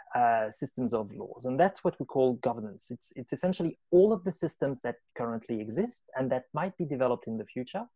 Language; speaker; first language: English; non-native, fluent; French